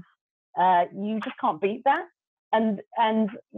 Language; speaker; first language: English; non-native, local second language; Gujarati